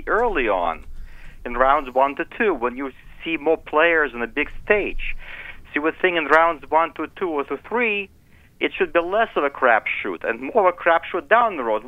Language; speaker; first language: English; non-native, fluent; Ukrainian